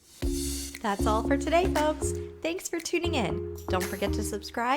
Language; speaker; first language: English; native; English